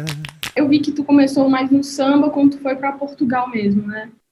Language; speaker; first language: Portuguese; native; Portuguese